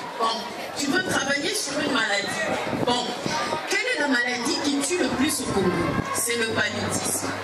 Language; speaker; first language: French; early bilingual, other home language; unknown